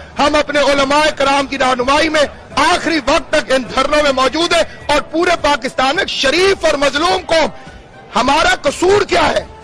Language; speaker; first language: Urdu; non-native, local second language; Saraiki